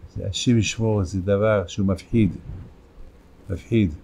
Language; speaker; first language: Hebrew; non-native, fluent; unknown